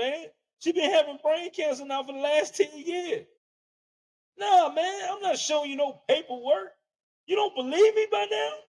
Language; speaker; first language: English; native; English